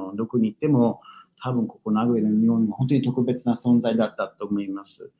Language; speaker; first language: Japanese; non-native, fluent; English